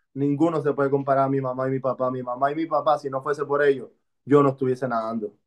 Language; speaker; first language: Spanish; native; Spanish